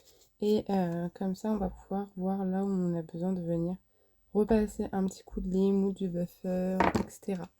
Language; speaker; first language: French; native; French